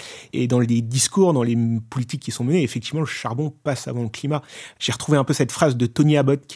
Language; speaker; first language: French; native; French